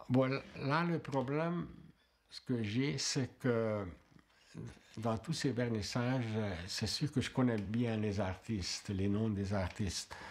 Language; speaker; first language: French; non-native, fluent; Hungarian